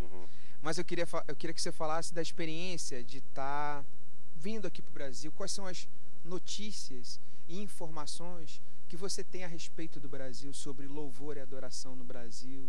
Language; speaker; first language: Portuguese; native; Portuguese